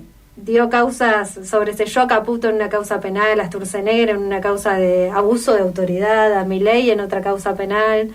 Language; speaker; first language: Spanish; native; Spanish